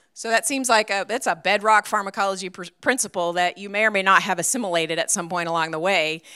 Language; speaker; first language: English; native; English